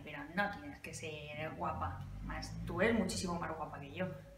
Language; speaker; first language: Spanish; native; Spanish